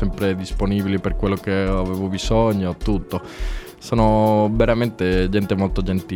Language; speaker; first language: Italian; non-native, learner; Spanish